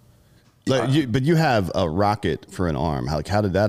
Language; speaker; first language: English; native; English